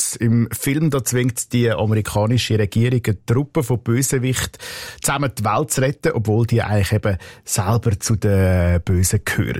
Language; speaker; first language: German; native; German